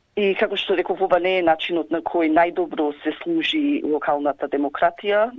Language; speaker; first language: Macedonian; early bilingual, heritage; Macedonian